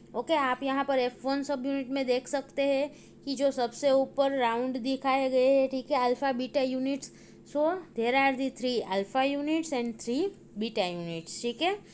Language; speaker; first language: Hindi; non-native, local second language; Gujarati